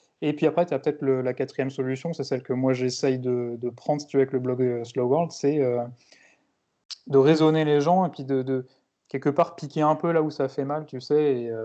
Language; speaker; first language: French; native; French